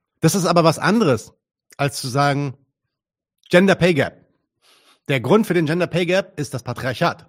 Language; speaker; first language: German; native; German